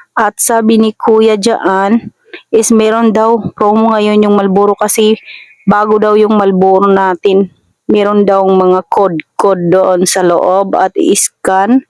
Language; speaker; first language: Filipino; non-native, local second language; Masbatenyo